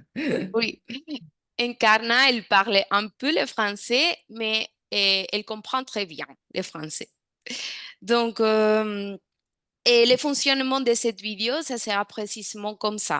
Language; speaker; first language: French; non-native, fluent; Spanish